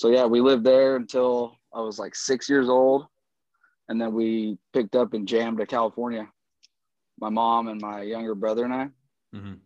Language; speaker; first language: English; native; English